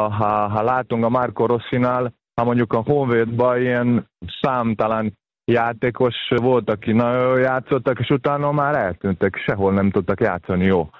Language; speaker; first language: Hungarian; non-native, fluent; Serbian